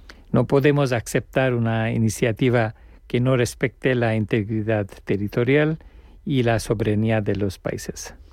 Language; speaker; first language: Spanish; non-native, learner; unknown